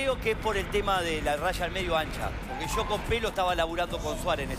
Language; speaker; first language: Spanish; native; Spanish